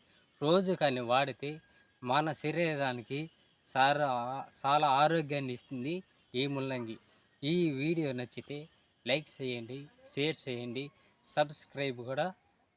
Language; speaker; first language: Telugu; native; Telugu